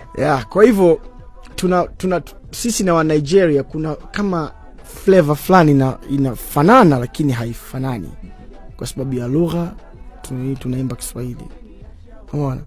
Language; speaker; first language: Swahili; native; Swahili